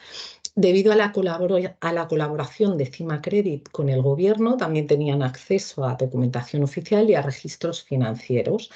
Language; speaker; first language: Spanish; native; Spanish